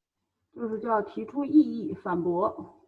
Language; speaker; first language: Chinese; native; Chinese